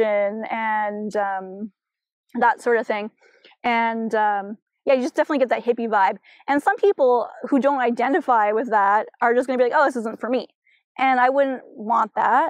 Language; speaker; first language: English; native; English